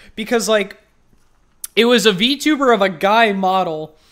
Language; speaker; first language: English; native; English